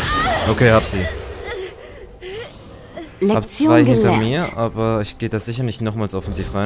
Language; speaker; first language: German; native; German